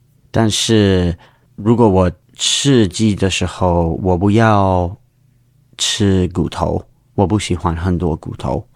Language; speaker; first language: Chinese; non-native, learner; English